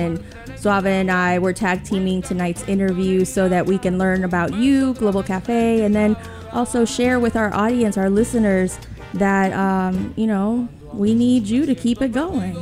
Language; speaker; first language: English; early bilingual, other home language; Spanish